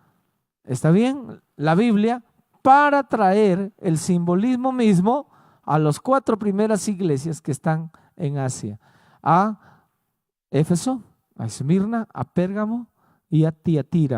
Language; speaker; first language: Spanish; native; Spanish